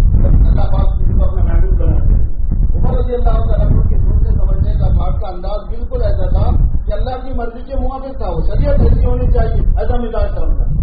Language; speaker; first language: Urdu; native; Urdu